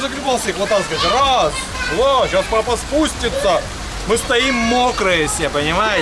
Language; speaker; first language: Russian; native; Russian